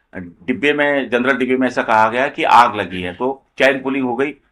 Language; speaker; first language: Hindi; non-native, local second language; Marathi